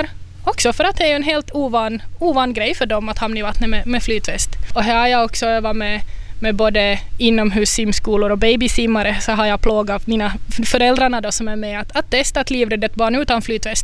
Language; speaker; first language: Swedish; native; Swedish